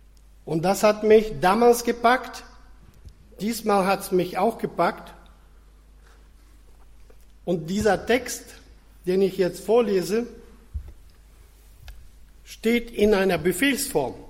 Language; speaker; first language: German; non-native, fluent; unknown